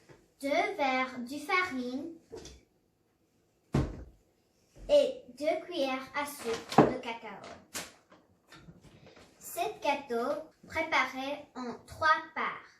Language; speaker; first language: French; non-native, learner; English